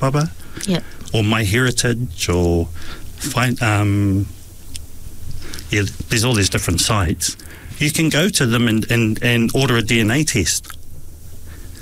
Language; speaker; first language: English; native; English